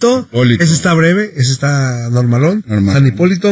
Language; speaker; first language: Spanish; native; Spanish